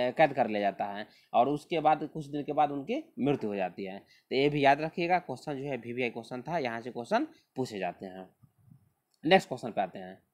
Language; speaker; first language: Hindi; native; Hindi